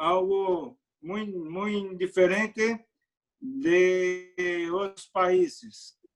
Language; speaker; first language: Spanish; non-native, learner; Portuguese